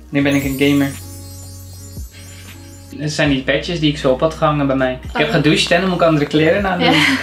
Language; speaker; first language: Dutch; native; Dutch